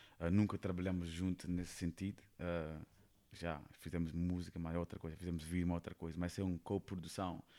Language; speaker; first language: Portuguese; non-native, fluent; Kabuverdianu